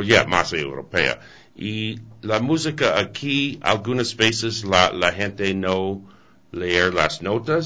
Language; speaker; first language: Spanish; non-native, learner; English